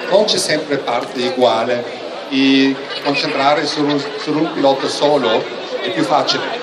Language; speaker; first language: Italian; non-native, learner; German